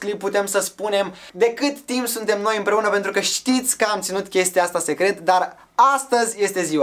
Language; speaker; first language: Romanian; native; Romanian